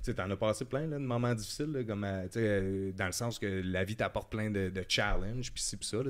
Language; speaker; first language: French; native; French